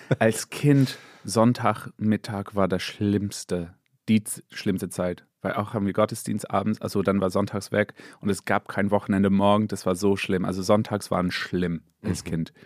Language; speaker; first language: German; non-native, fluent; English